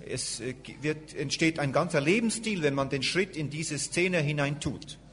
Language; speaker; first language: German; native; German